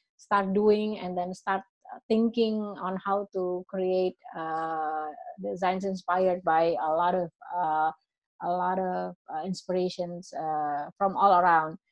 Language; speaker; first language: English; non-native, fluent; Indonesian